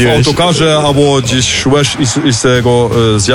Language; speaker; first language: Polish; early bilingual, heritage; Polish